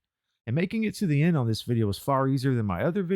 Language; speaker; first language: English; native; English